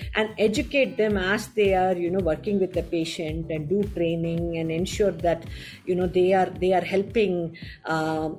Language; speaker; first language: English; non-native, local second language; Tamil